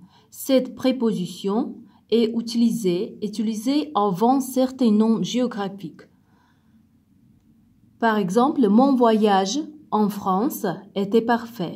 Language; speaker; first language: French; non-native, fluent; Uzbek